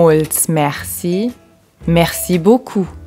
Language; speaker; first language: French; non-native, local second language; Luxembourgish